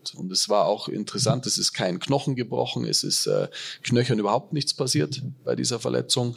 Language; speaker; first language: German; native; German